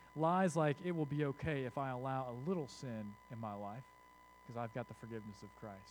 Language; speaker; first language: English; native; English